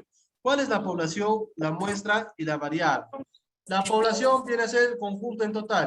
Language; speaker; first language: Spanish; native; Spanish